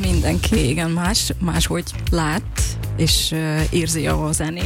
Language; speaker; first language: Hungarian; non-native, learner; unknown